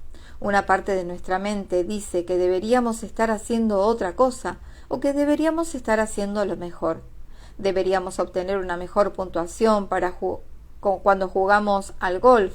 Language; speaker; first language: Spanish; native; Spanish